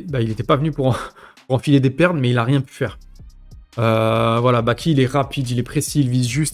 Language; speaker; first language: French; native; French